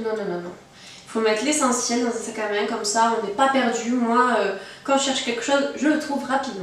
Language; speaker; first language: French; native; French